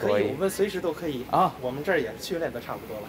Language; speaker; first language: Chinese; native; Chinese